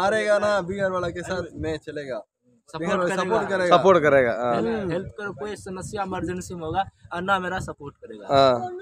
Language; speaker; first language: Hindi; non-native, learner; Tamil